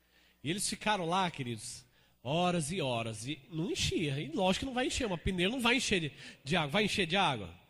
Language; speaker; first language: Portuguese; native; Portuguese